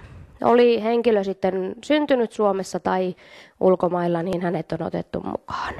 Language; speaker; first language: Finnish; native; Finnish